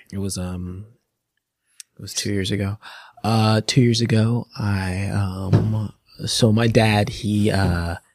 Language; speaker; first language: English; native; English